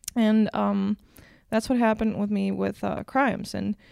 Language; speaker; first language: English; non-native, fluent; German